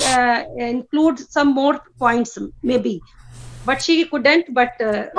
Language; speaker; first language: English; non-native, fluent; Hindi